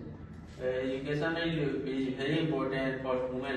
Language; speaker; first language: English; non-native, learner; Hindi